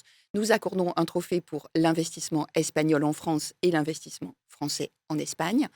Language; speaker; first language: French; native; French